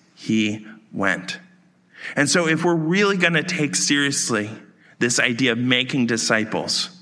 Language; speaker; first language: English; native; English